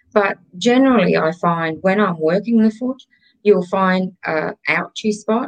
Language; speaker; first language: English; native; English